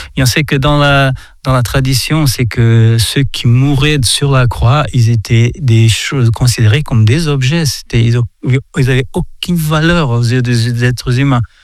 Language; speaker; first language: French; non-native, fluent; Portuguese